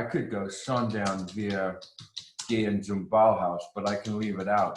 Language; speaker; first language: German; non-native, fluent; English